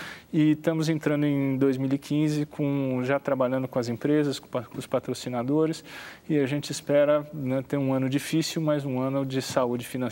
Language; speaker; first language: Portuguese; native; Portuguese